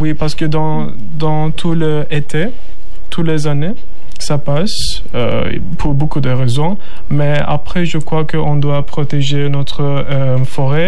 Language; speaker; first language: French; non-native, learner; Turkish